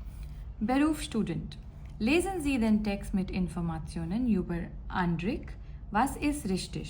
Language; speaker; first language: German; non-native, learner; Gujarati